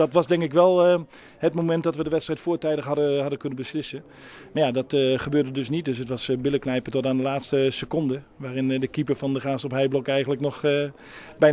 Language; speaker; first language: Dutch; native; Dutch